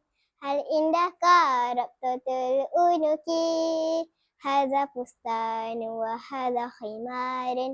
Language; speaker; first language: Arabic; non-native, learner; Malay